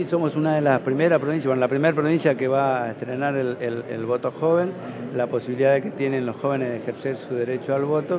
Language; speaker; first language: Spanish; native; Spanish